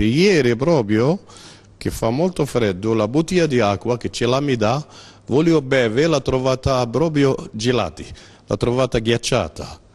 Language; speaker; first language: Italian; non-native, learner; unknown